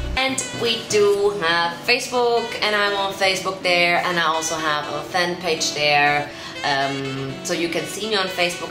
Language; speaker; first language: English; non-native, fluent; German